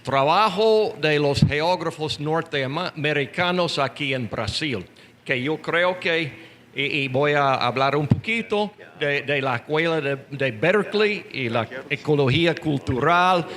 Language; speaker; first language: Spanish; non-native, learner; English